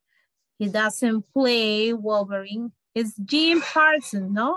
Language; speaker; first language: English; non-native, learner; Spanish